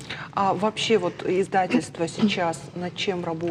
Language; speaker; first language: Russian; native; Russian